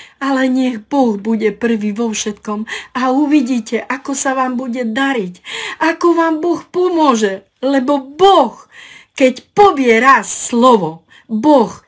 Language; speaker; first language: Slovak; non-native, local second language; Romany